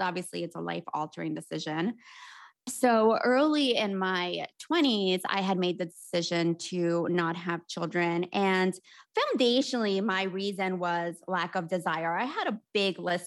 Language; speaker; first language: English; early bilingual, other home language; Spanish